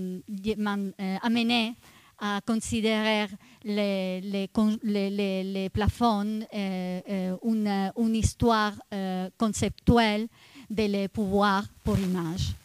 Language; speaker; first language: French; non-native, fluent; Italian